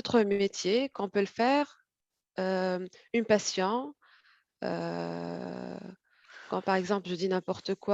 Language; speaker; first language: French; non-native, fluent; Arabic